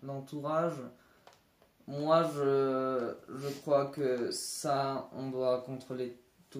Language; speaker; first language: French; non-native, learner; Spanish